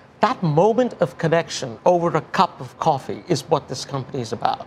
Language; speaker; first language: English; non-native, local second language; Tamil